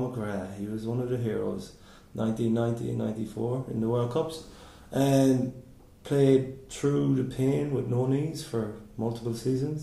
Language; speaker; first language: English; native; English